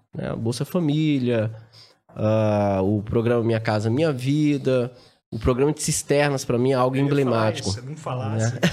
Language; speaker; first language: Portuguese; native; Portuguese